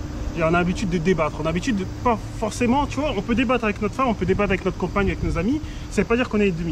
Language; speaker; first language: French; native; French